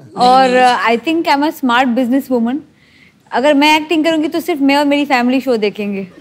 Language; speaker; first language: Hindi; native; Hindi